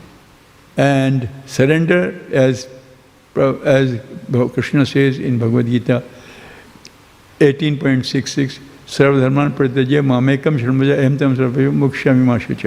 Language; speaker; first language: English; non-native, local second language; Hindi